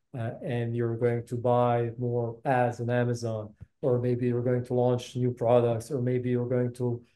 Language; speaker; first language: English; non-native, fluent; Bosnian